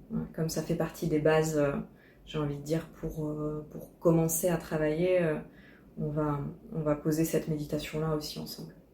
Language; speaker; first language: French; native; French